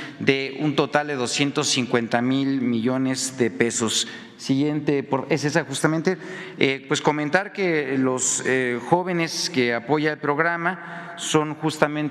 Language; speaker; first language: Spanish; native; Spanish